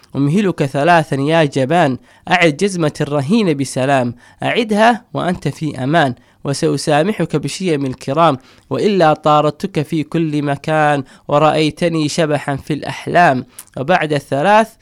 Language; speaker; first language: Arabic; non-native, local second language; Somali